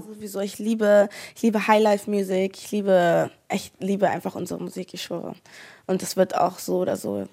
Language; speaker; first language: German; native; German